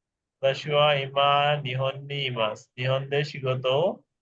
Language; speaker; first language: Japanese; non-native, fluent; Bangla